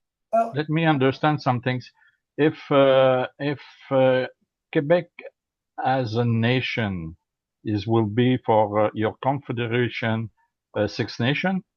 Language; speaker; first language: English; non-native, learner; French